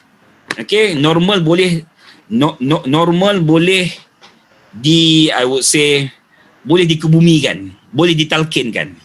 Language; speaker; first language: Malay; native; Malay